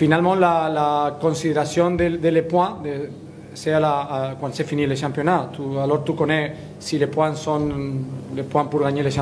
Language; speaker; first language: French; non-native, learner; Spanish